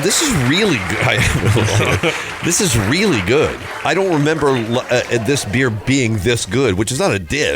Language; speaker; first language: English; native; English